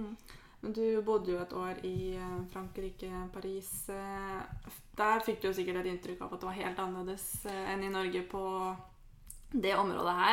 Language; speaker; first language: Norwegian; native; Norwegian